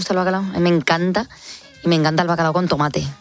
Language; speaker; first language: Spanish; native; Spanish